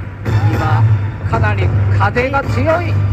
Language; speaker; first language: Japanese; non-native, learner; Chinese